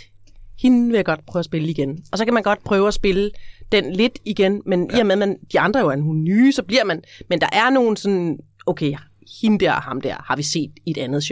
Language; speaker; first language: Danish; native; Danish